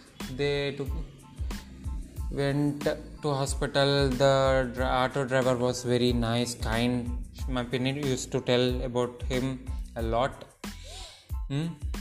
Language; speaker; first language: English; non-native, local second language; Telugu